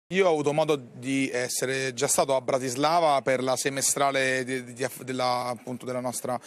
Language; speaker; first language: Italian; native; Italian